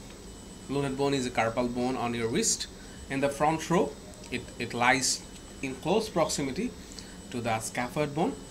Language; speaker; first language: English; non-native, local second language; Bangla